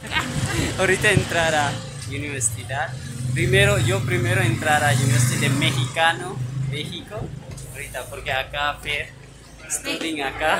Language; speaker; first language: Spanish; non-native, learner; Hindi